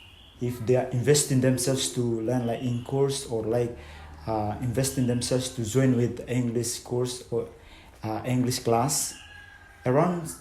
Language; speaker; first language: English; non-native, fluent; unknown